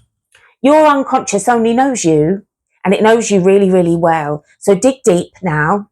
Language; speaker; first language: English; native; English